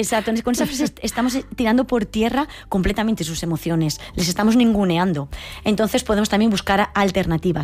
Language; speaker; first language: Spanish; native; Spanish